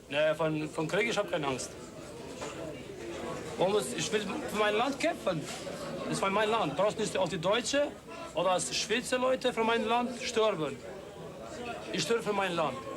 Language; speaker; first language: German; non-native, learner; Albanian